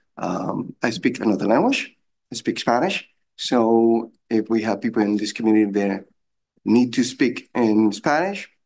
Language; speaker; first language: English; non-native, fluent; Spanish